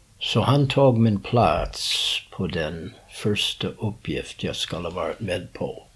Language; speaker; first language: Swedish; non-native, learner; English